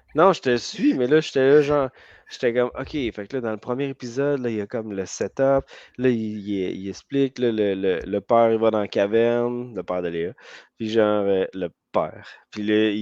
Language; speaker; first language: French; native; French